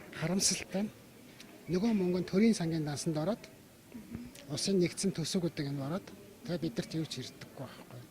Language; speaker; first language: Mongolian; native; Mongolian